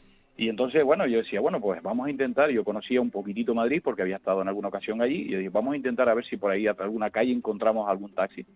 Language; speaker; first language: Spanish; native; Spanish